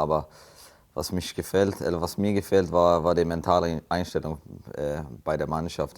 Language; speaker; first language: German; non-native, fluent; Swedish